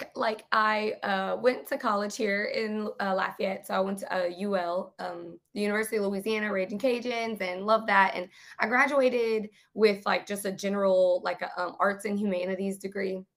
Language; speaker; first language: English; native; English